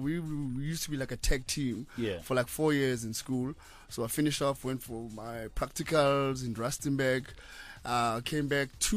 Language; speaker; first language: English; non-native, local second language; Southern Sotho